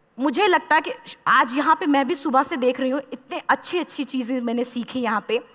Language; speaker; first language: Hindi; native; Hindi